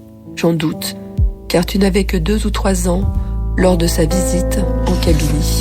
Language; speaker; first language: French; native; French